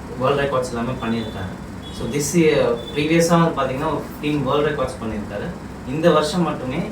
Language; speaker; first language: Tamil; native; Tamil